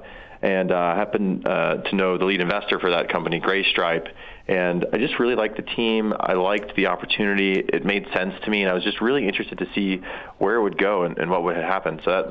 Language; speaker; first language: English; native; English